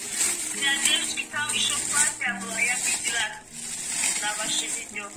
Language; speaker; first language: Russian; non-native, learner; Tajik